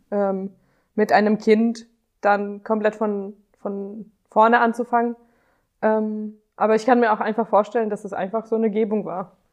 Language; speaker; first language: German; non-native, fluent; Hungarian